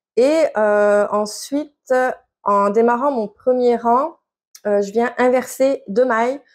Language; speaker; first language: French; native; French